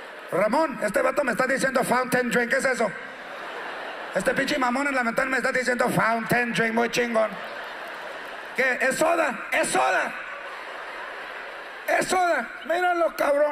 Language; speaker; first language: Spanish; early bilingual, other home language; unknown